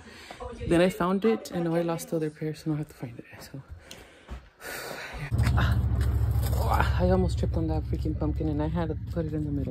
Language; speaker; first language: English; early bilingual, other home language; Spanish